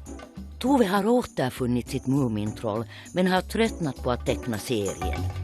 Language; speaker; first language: Swedish; native; Swedish